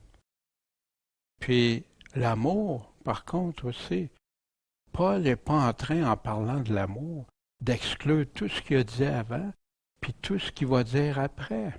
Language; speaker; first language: French; native; French